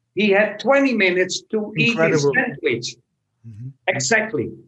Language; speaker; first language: English; non-native, fluent; Dutch